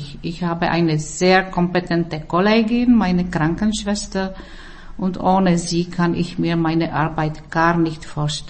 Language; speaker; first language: German; non-native, fluent; Czech